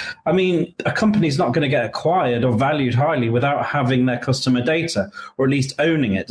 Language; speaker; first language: English; native; English